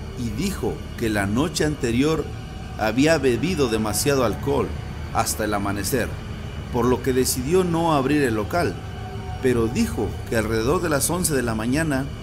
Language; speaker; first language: Spanish; native; Spanish